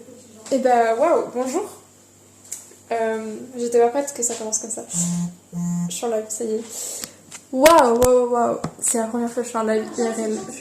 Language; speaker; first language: French; native; French